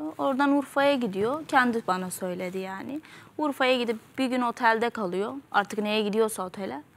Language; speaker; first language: Turkish; native; Turkish